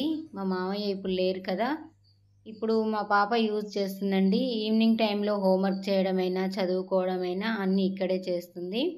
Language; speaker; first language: Telugu; native; Telugu